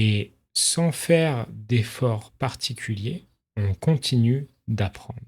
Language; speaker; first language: French; native; French